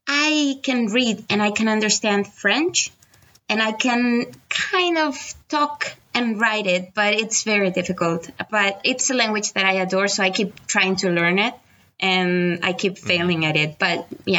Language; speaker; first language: English; non-native, fluent; Spanish